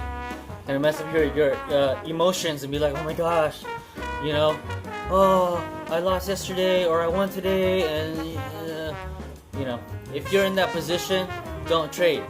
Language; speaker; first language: English; native; English